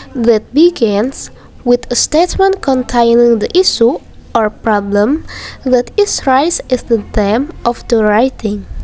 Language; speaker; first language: English; non-native, learner; Indonesian